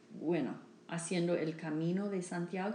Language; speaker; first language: Spanish; non-native, learner; English